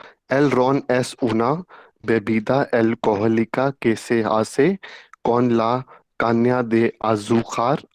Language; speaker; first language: Spanish; non-native, learner; Hindi